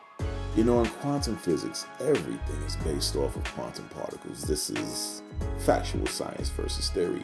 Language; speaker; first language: English; native; English